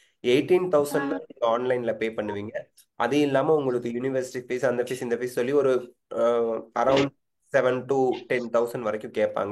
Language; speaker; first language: Tamil; native; Tamil